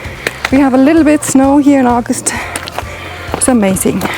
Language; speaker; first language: English; non-native, learner; German